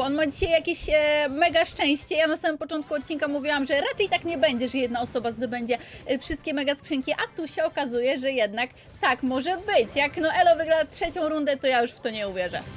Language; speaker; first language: Polish; native; Polish